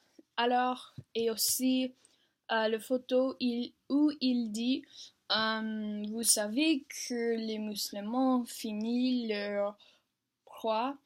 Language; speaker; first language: French; non-native, learner; English